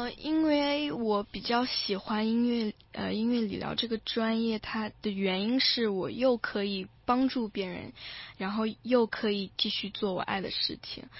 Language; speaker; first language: Chinese; early bilingual, heritage; Chinese